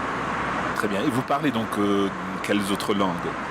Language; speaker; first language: French; non-native, fluent; English